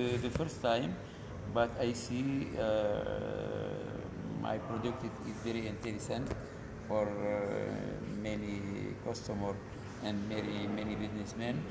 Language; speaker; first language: English; non-native, learner; Arabic